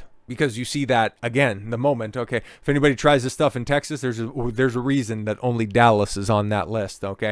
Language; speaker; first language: English; native; English